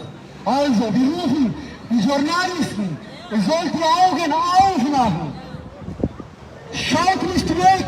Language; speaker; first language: German; non-native, fluent; Amharic